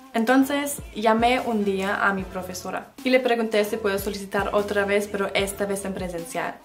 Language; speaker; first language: Spanish; non-native, fluent; German